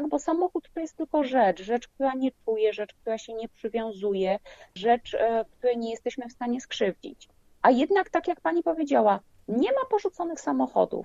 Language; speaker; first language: Polish; native; Polish